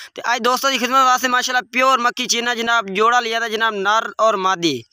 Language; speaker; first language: Urdu; non-native, local second language; Punjabi